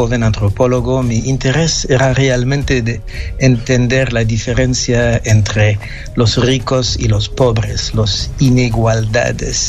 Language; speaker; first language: Spanish; non-native, fluent; French